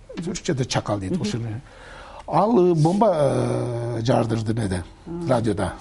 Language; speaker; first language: Kyrgyz; early bilingual, heritage; Kyrgyz